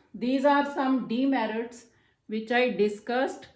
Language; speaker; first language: English; non-native, local second language; Punjabi